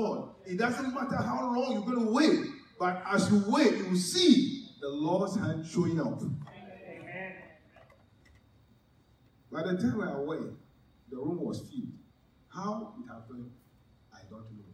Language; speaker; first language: English; non-native, local second language; Ewe